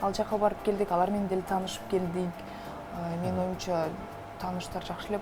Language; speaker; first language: Kyrgyz; non-native, local second language; Russian